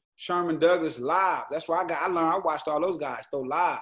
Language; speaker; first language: English; native; English